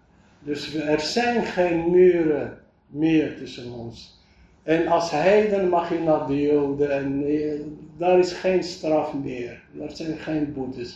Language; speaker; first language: Dutch; non-native, fluent; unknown